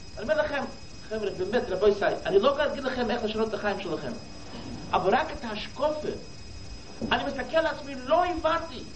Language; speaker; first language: Hebrew; non-native, fluent; English